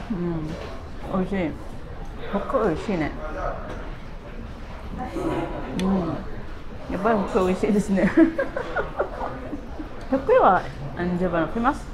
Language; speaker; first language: Japanese; non-native, learner; Arabic